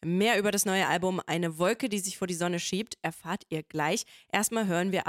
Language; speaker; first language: German; native; German